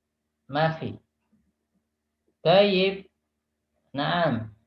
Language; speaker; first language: Arabic; non-native, fluent; Indonesian